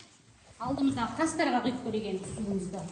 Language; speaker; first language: Kazakh; native; Kazakh